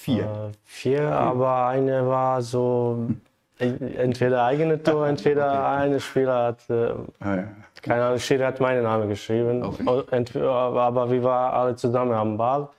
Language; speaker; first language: German; non-native, learner; Bosnian